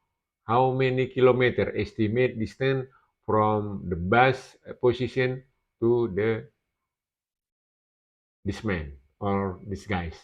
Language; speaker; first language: English; non-native, learner; Indonesian